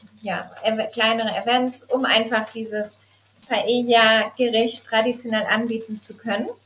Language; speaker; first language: German; native; German